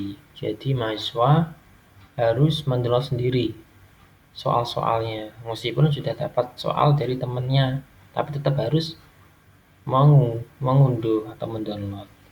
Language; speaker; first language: Indonesian; native; Indonesian